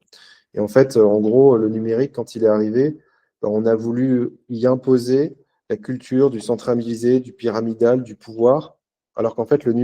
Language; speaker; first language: French; native; French